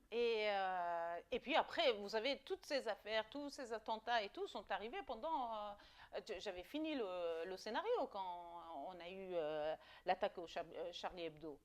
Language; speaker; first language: French; non-native, fluent; Persian